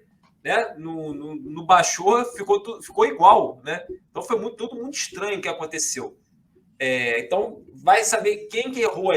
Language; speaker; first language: Portuguese; native; Portuguese